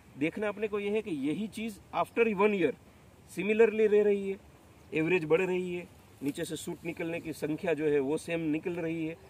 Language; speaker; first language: Hindi; native; Hindi